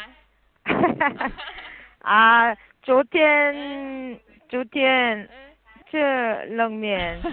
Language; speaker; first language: Chinese; non-native, learner; Korean